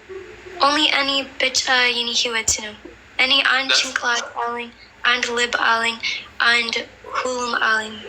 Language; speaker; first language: Amharic; early bilingual, heritage; Amharic